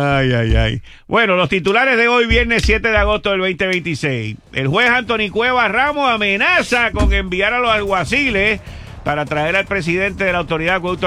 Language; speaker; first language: Spanish; native; Spanish